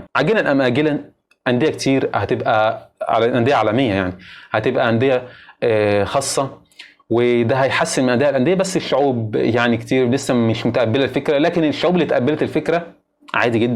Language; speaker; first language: Arabic; native; Arabic